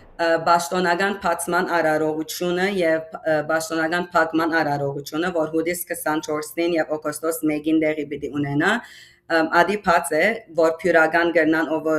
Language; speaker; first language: Armenian; early bilingual, heritage; Armenian